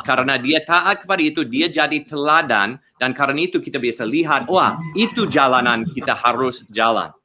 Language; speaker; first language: Indonesian; non-native, learner; English